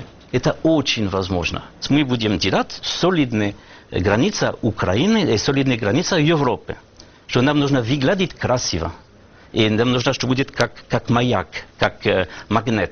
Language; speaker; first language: Russian; non-native, learner; French